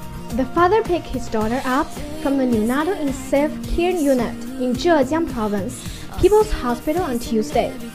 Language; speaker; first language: English; non-native, fluent; Chinese